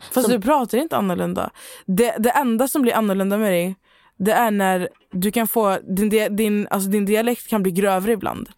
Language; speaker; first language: Swedish; native; Swedish